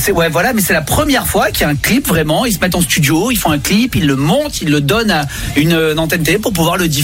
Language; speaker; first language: French; native; French